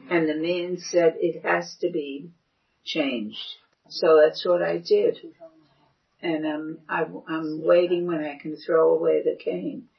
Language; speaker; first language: English; early bilingual, other home language; Chinese